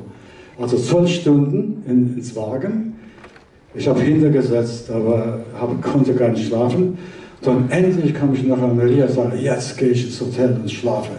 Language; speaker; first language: German; early bilingual, heritage; Italian